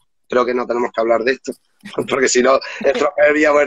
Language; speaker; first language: Spanish; native; Spanish